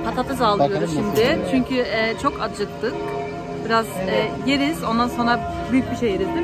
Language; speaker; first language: Turkish; non-native, learner; German